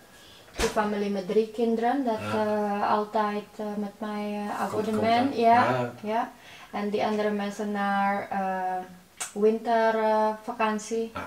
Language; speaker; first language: Dutch; non-native, learner; Indonesian